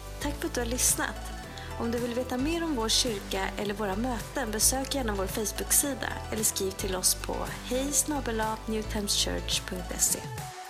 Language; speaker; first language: Swedish; native; Swedish